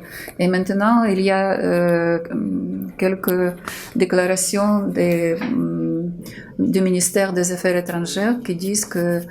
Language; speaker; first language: French; non-native, fluent; Ukrainian